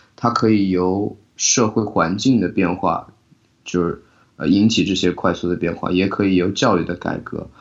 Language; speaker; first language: Chinese; non-native, fluent; Slovak